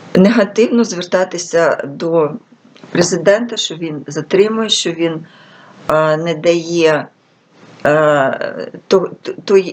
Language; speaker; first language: Ukrainian; non-native, local second language; Russian